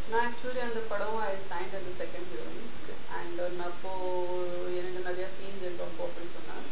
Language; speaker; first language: Tamil; non-native, learner; Gujarati